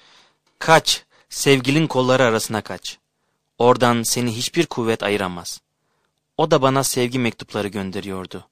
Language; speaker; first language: Turkish; native; Turkish